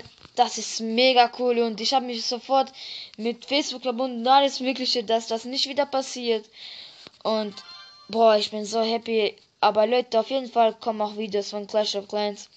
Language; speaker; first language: German; early bilingual, other home language; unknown